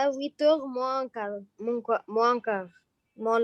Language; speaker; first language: French; non-native, learner; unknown